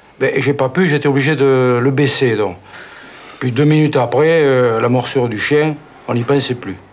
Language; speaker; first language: French; native; French